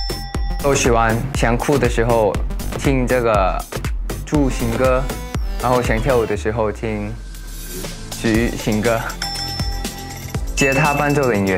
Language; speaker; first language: Chinese; non-native, fluent; Thai